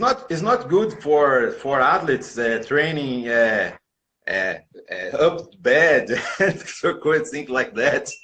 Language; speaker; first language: English; non-native, learner; Portuguese